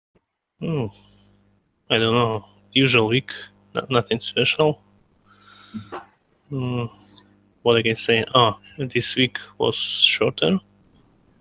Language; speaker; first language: English; non-native, learner; Russian